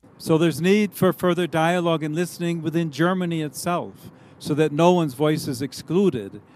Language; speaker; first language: English; native; English